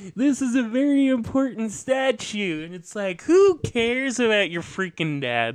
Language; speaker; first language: English; native; English